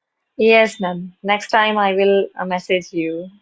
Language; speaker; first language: English; non-native, learner; Hindi